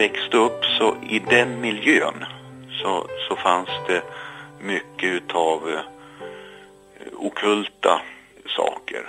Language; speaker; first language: Swedish; native; Swedish